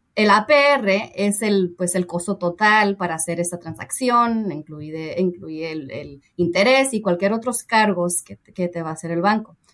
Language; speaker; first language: Spanish; early bilingual, heritage; Spanish